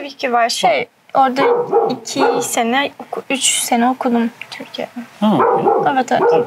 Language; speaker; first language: Turkish; early bilingual, heritage; Turkish